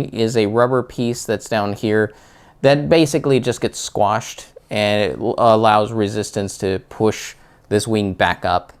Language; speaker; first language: English; native; English